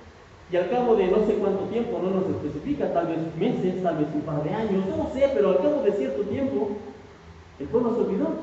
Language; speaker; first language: Spanish; native; Spanish